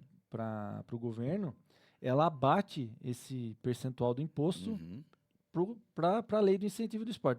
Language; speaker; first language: Portuguese; native; Portuguese